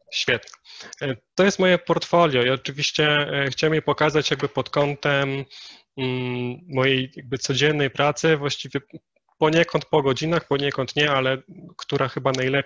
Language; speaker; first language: Polish; native; Polish